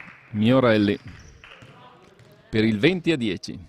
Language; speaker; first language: Italian; native; Italian